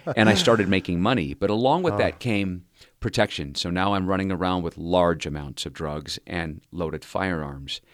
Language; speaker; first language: English; native; English